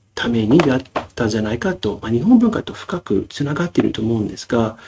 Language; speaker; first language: Japanese; non-native, fluent; English